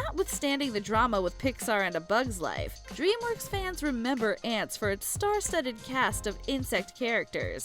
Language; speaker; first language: English; native; English